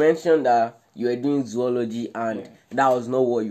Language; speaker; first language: English; non-native, local second language; Yoruba